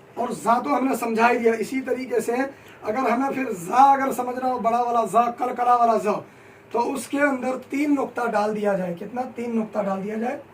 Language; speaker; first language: Hindi; native; Hindi